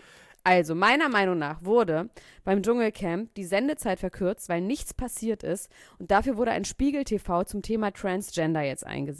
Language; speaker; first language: German; native; German